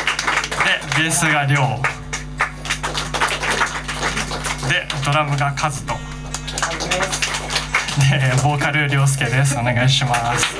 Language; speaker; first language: Japanese; native; Japanese